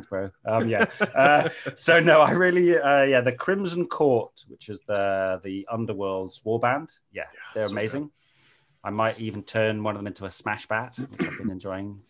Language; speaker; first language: English; native; English